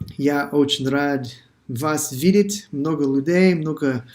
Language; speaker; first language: Russian; non-native, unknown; English